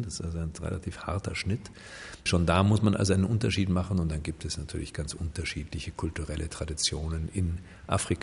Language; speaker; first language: German; native; German